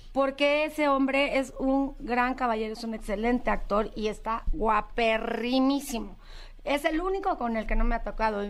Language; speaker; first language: Spanish; native; Spanish